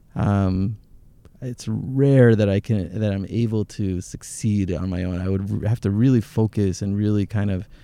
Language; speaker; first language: English; early bilingual, other home language; Hebrew